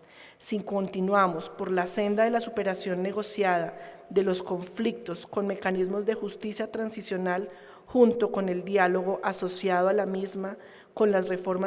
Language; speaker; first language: Spanish; native; Spanish